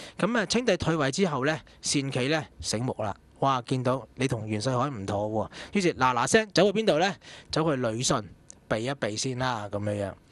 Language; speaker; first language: Cantonese; native; Cantonese